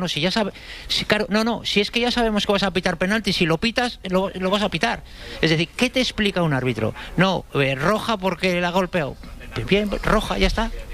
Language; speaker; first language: Spanish; native; Spanish